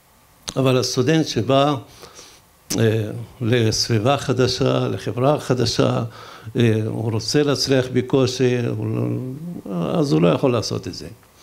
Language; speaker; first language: Hebrew; non-native, local second language; Arabic